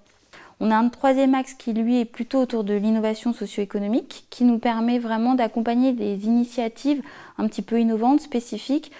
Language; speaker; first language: French; native; French